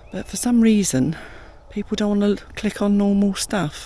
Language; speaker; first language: English; native; English